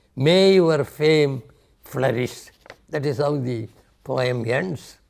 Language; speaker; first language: English; non-native, local second language; Tamil